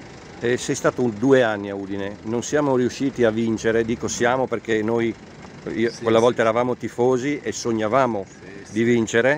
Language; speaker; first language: Italian; native; Italian